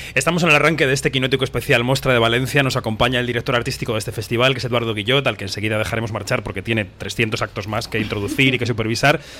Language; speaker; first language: Spanish; native; Spanish